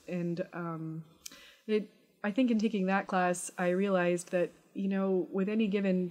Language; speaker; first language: English; native; English